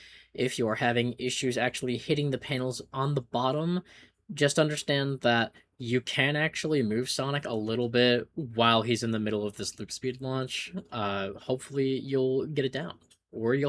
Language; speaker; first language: English; native; English